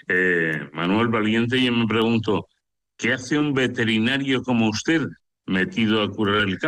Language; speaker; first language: Spanish; native; Spanish